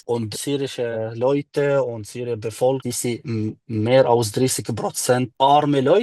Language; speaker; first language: German; non-native, learner; Arabic